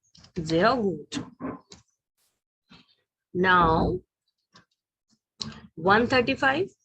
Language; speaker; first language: German; non-native, fluent; Hindi